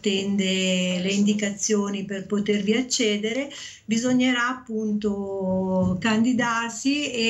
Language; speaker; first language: Italian; native; Italian